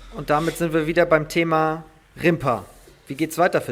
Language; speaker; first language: German; native; German